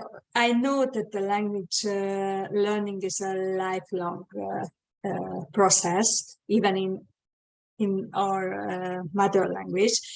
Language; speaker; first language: English; non-native, fluent; Hungarian